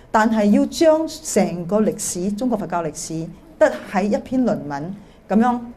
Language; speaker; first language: Cantonese; early bilingual, heritage; Cantonese